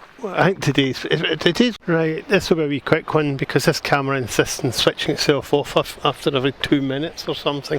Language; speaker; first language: English; native; English